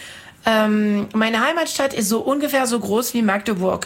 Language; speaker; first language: German; non-native, fluent; French